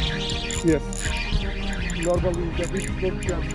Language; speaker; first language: English; non-native, learner; Portuguese